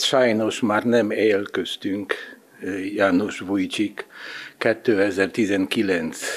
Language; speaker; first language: Hungarian; non-native, learner; Polish